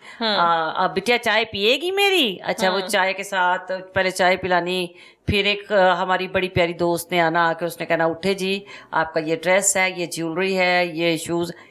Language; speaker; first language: Urdu; non-native, local second language; Punjabi